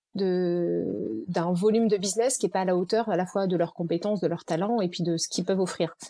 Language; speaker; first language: French; native; French